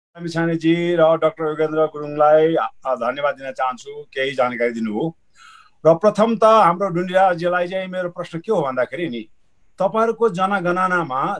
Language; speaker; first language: Nepali; non-native, local second language; Sherpa